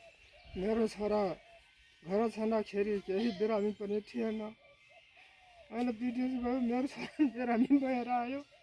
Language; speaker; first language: Nepali; non-native, local second language; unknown